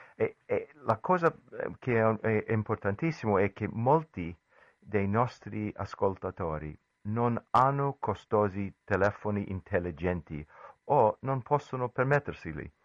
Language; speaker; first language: Italian; non-native, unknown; English